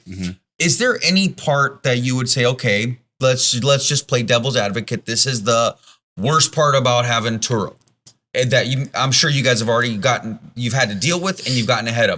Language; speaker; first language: English; native; English